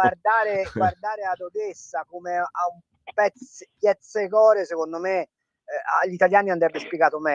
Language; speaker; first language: Italian; native; Italian